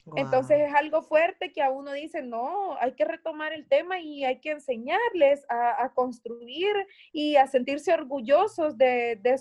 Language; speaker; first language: Spanish; native; Spanish